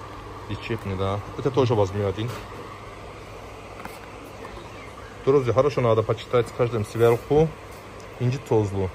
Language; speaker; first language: Russian; non-native, learner; Turkish